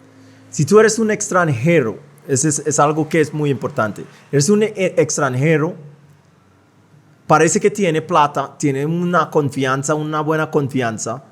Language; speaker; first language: Spanish; non-native, fluent; English